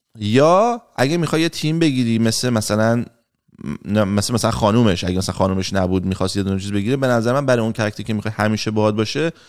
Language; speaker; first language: Persian; native; Persian